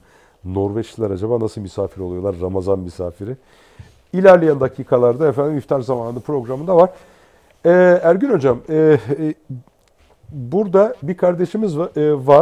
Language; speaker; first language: Turkish; native; Turkish